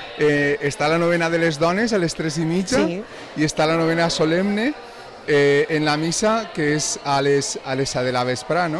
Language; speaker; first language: Catalan; native; Catalan